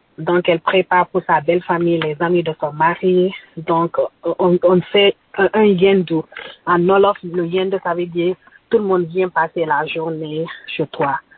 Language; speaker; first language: French; non-native, local second language; Bambara